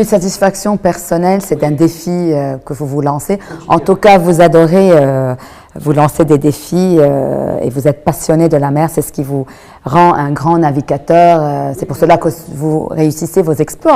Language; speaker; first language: French; non-native, local second language; Arabic